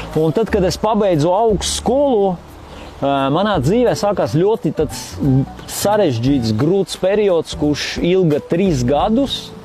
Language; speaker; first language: Latvian; non-native, fluent; Armenian